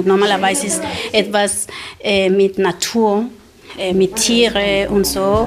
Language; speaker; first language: German; non-native, learner; Spanish